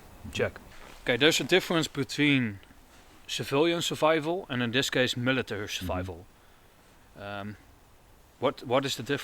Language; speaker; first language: English; non-native, fluent; Dutch